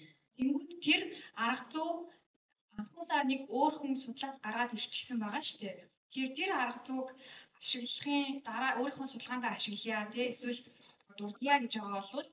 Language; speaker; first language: Mongolian; native; Mongolian